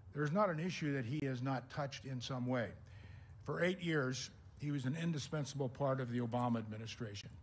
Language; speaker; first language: English; native; English